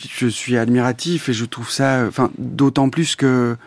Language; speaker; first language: French; native; French